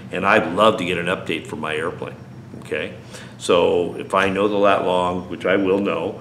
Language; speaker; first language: English; native; English